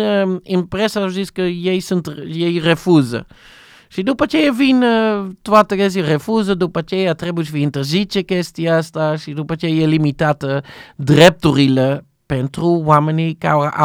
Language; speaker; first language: Romanian; non-native, learner; Dutch